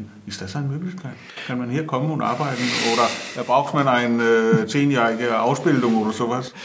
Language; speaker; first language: German; non-native, learner; Danish